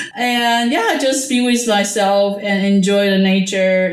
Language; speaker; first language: English; non-native, fluent; Chinese